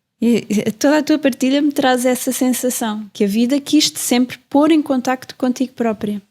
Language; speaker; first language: Portuguese; native; Portuguese